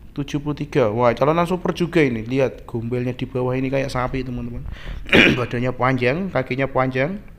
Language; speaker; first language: Indonesian; native; Indonesian